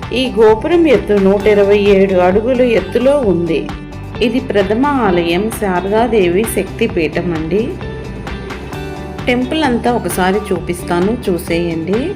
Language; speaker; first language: Telugu; native; Telugu